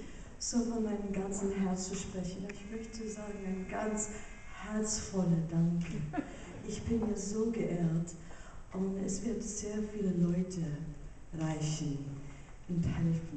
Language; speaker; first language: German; non-native, learner; English